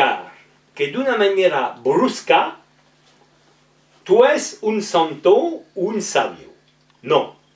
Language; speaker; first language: Spanish; non-native, learner; French